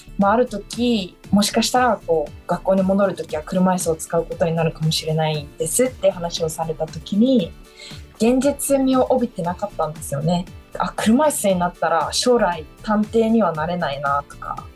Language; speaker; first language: Japanese; native; Japanese